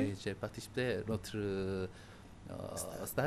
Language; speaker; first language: French; non-native, fluent; Korean